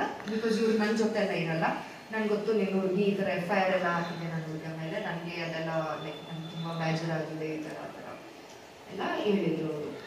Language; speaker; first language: Kannada; non-native, local second language; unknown